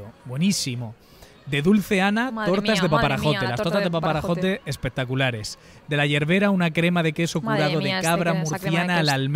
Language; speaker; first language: Spanish; native; Spanish